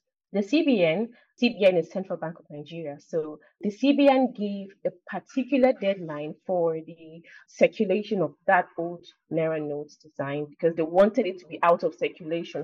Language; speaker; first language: English; non-native, local second language; Igbo